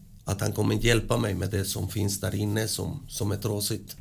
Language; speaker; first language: Swedish; early bilingual, other home language; Spanish